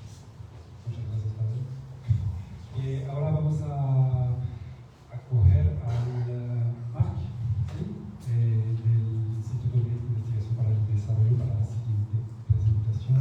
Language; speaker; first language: Spanish; non-native, fluent; French